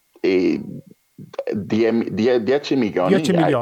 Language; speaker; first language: Italian; non-native, learner; French